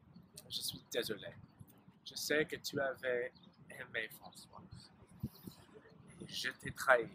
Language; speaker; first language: French; non-native, learner; English